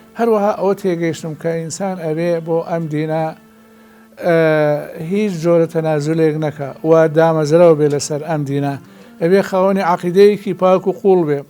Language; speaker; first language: Central Kurdish; non-native, local second language; Gurani